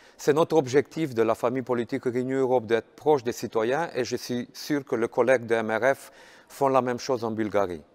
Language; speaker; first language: French; non-native, fluent; Romanian